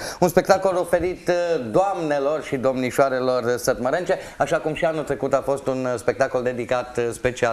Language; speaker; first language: Romanian; native; Romanian